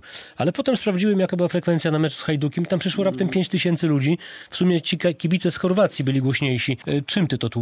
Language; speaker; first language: Polish; native; Polish